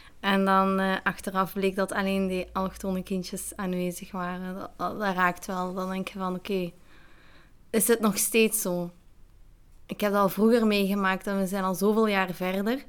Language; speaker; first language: Dutch; early bilingual, other home language; Arabic